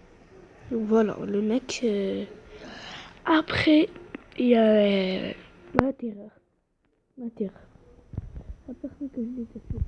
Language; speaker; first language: French; non-native, local second language; Arabic